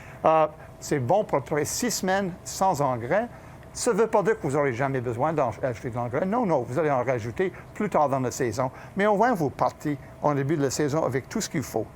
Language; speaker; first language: French; native; French